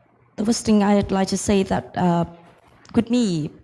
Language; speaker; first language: English; non-native, fluent; Vietnamese